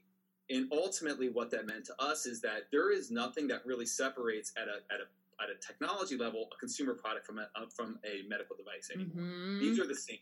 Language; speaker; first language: English; native; English